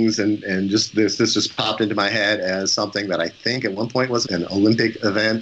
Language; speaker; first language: English; native; English